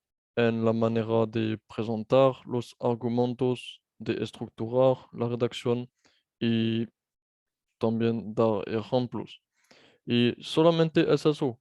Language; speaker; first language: Spanish; non-native, fluent; French